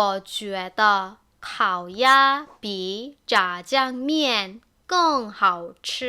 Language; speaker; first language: Chinese; non-native, fluent; Korean